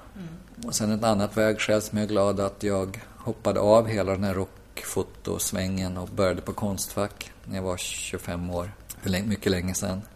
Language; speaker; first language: Swedish; native; Swedish